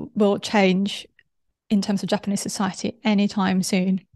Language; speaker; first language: English; non-native, fluent; Japanese